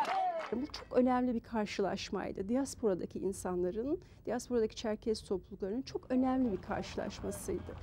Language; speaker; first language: Turkish; native; Turkish